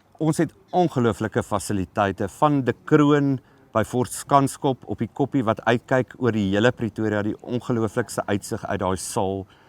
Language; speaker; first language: Afrikaans; native; Afrikaans